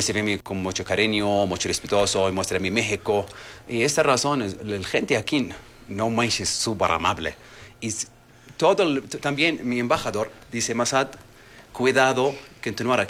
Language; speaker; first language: Spanish; non-native, learner; Arabic